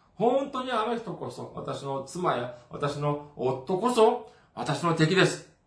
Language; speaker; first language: Japanese; non-native, fluent; Korean